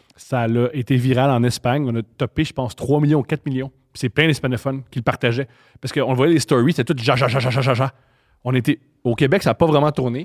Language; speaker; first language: French; native; French